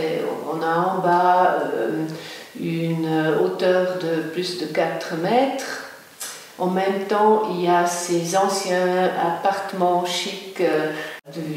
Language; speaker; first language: French; non-native, local second language; German